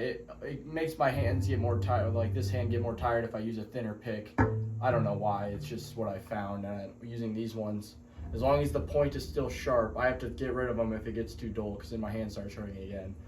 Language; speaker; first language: English; native; English